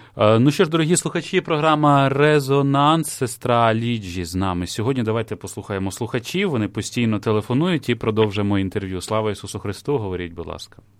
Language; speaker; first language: Ukrainian; native; Ukrainian